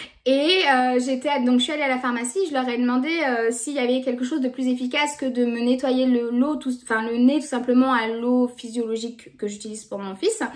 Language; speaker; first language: French; native; French